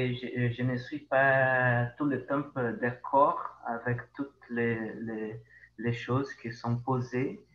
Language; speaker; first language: French; non-native, learner; Portuguese